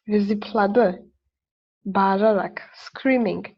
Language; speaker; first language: Turkish; non-native, learner; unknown